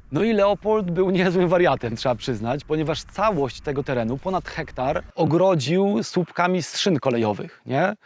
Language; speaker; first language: Polish; native; Polish